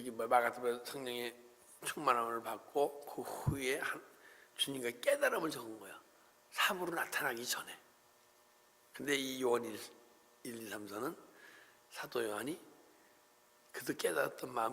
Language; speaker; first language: Korean; native; Korean